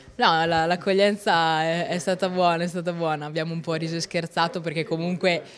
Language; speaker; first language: Italian; native; Italian